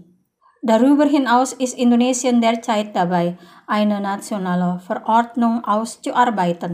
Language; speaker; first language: German; non-native, fluent; Indonesian